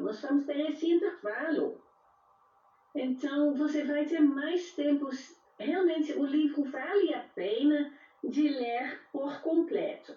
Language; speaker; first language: Portuguese; non-native, fluent; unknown